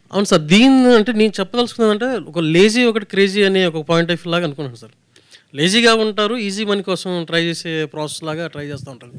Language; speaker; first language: Telugu; native; Telugu